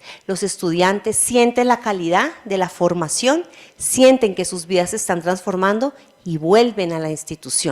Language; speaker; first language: Spanish; native; Spanish